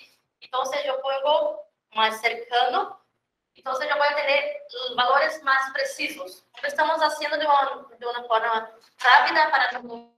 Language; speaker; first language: Spanish; non-native, fluent; Portuguese